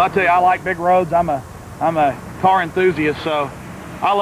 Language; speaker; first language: English; native; English